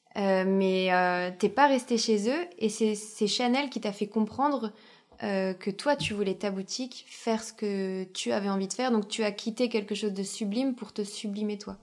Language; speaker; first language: French; native; French